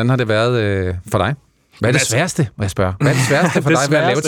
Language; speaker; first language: Danish; native; Danish